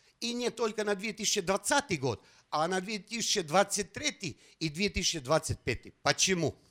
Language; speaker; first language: Russian; non-native, fluent; Slovenian